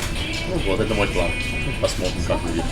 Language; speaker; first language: Russian; non-native, learner; English